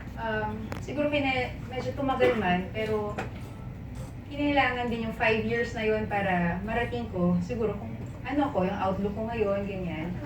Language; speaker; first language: Filipino; native; Filipino